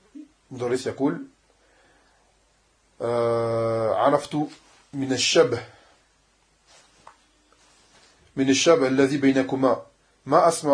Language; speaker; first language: Arabic; non-native, fluent; French